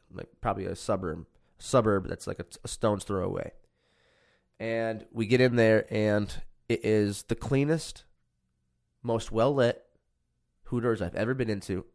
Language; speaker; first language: English; native; English